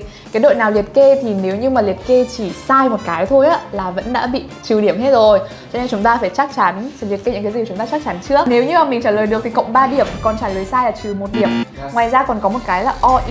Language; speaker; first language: Vietnamese; native; Vietnamese